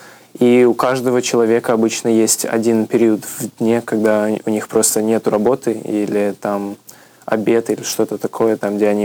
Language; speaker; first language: Russian; early bilingual, heritage; Russian